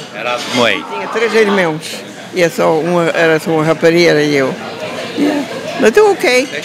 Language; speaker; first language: Portuguese; early bilingual, heritage; English